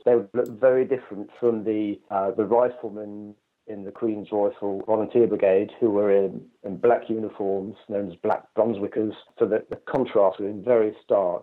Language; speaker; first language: English; native; English